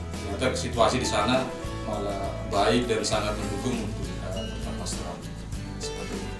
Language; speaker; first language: Indonesian; native; Indonesian